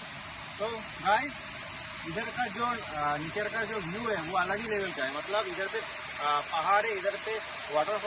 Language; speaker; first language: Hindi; non-native, local second language; Bangla